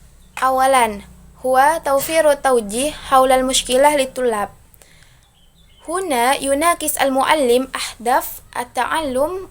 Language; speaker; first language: Arabic; non-native, learner; Indonesian